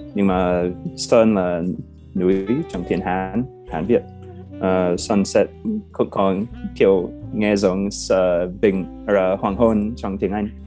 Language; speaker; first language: Vietnamese; non-native, fluent; English